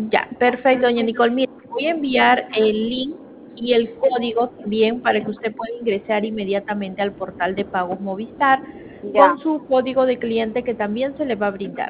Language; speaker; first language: Spanish; native; Spanish